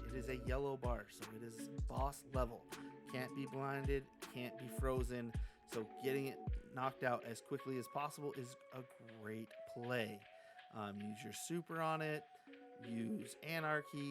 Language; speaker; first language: English; native; English